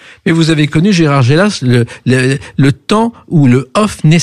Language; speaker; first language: French; native; French